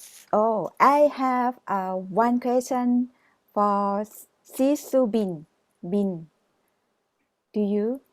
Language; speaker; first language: English; non-native, fluent; Thai